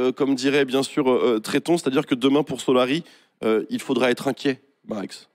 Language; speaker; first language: French; native; French